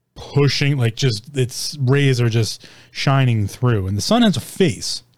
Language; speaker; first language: English; native; English